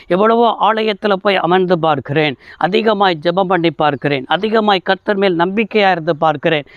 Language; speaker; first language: Tamil; native; Tamil